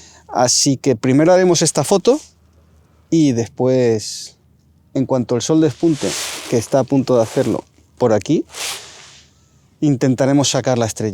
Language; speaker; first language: Spanish; native; Spanish